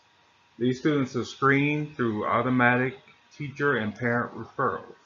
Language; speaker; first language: English; native; English